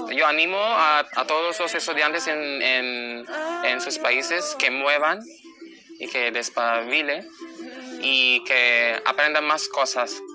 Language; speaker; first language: Spanish; non-native, fluent; Filipino